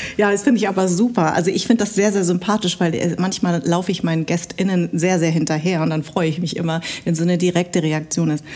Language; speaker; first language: German; early bilingual, other home language; Vietnamese